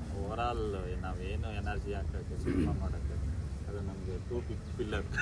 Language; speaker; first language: Kannada; native; Kannada